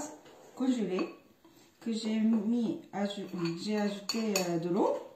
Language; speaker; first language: French; non-native, fluent; Japanese